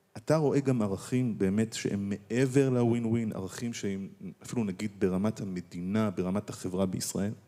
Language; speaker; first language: Hebrew; native; Hebrew